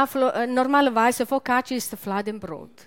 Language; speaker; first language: German; non-native, learner; Italian